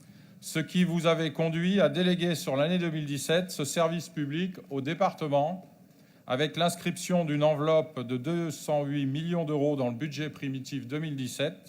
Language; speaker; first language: French; native; French